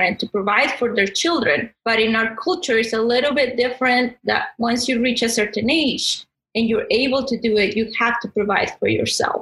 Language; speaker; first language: English; non-native, fluent; Spanish